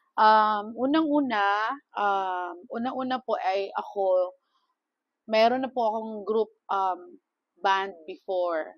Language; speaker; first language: Filipino; non-native, local second language; Cebuano